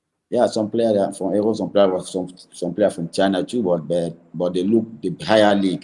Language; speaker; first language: English; non-native, learner; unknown